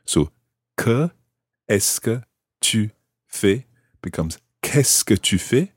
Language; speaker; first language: French; non-native, fluent; English